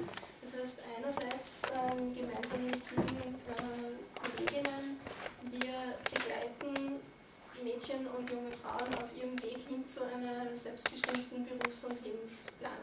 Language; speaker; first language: German; native; German